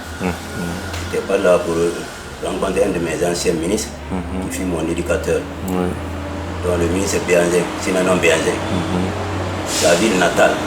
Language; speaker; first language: French; non-native, local second language; Mandingo